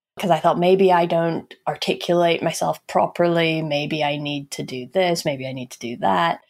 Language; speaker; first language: English; native; English